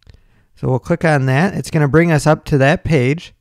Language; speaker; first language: English; native; English